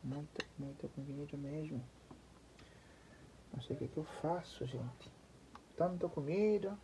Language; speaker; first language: Portuguese; non-native, local second language; Kabuverdianu